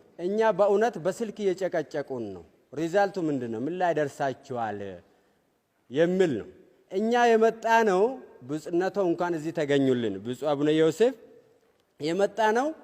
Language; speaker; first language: Amharic; non-native, local second language; Oromo